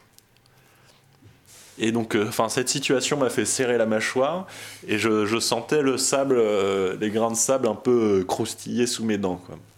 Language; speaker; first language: French; native; French